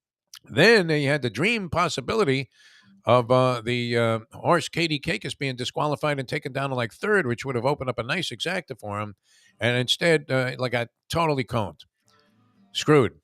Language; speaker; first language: English; native; English